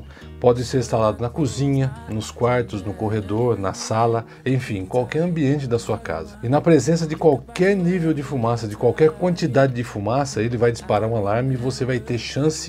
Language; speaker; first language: Portuguese; native; Portuguese